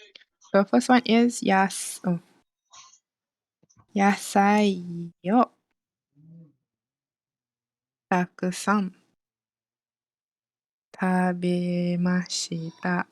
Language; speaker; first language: Japanese; non-native, fluent; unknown